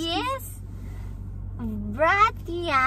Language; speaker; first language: Russian; non-native, learner; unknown